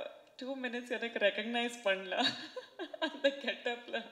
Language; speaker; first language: Tamil; non-native, fluent; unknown